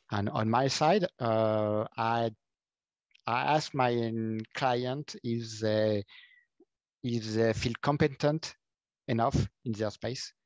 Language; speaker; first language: English; non-native, fluent; French